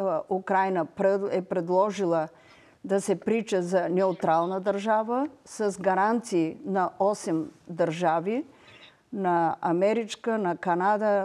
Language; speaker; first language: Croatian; non-native, learner; Bulgarian